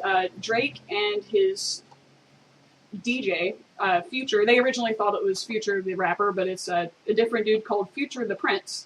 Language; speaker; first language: English; native; English